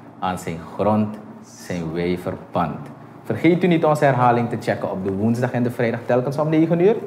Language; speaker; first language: Dutch; native; Dutch